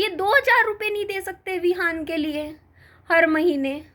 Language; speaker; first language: Hindi; native; Hindi